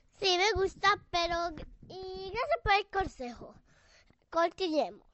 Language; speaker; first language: Spanish; early bilingual, heritage; Spanish